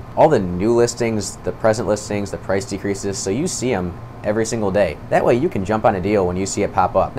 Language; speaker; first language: English; native; English